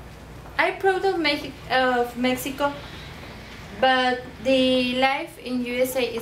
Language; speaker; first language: English; non-native, learner; Spanish